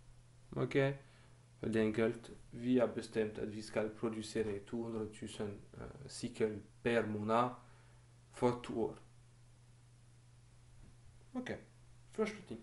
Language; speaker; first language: Norwegian; non-native, fluent; French